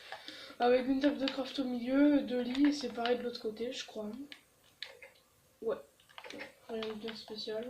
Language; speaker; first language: French; native; French